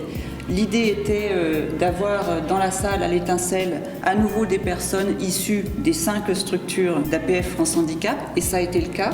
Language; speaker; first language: French; native; French